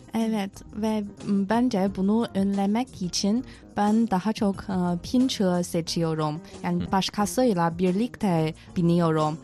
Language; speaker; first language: Turkish; non-native, fluent; Chinese